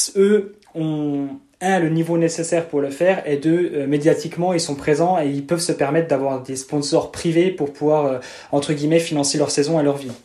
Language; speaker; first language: French; native; French